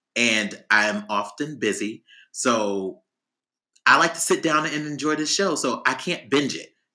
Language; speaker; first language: English; native; English